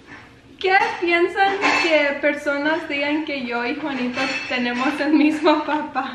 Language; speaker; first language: Spanish; early bilingual, heritage; Spanish